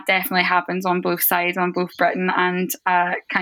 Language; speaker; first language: English; native; English